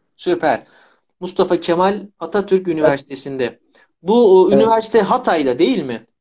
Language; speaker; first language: Turkish; native; Turkish